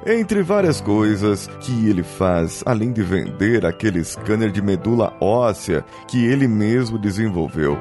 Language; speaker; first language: Portuguese; native; Portuguese